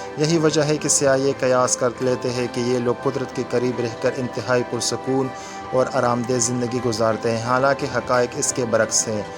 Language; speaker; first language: Urdu; non-native, local second language; Khowar